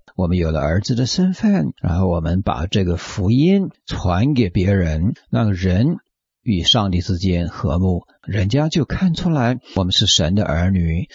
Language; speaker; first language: Chinese; native; Chinese